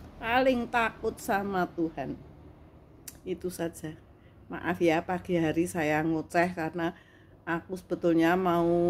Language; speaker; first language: Indonesian; non-native, local second language; Javanese